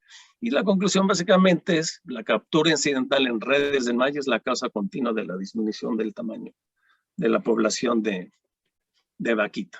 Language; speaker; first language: Spanish; native; Spanish